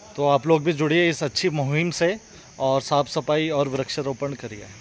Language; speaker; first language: Hindi; native; Hindi